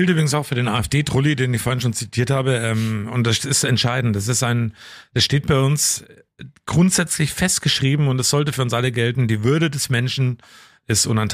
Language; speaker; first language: German; native; German